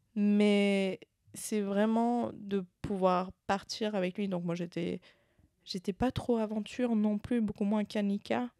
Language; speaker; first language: French; native; French